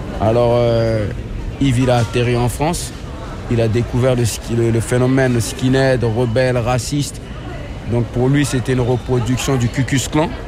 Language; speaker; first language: French; native; French